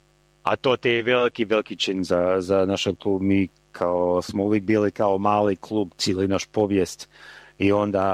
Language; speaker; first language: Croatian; early bilingual, heritage; Croatian